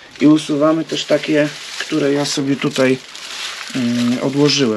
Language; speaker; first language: Polish; native; Polish